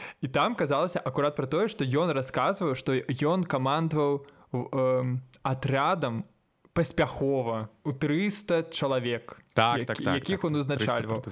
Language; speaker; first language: Belarusian; non-native, local second language; Russian